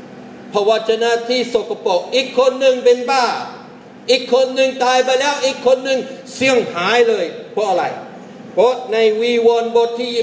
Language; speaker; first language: Thai; non-native, fluent; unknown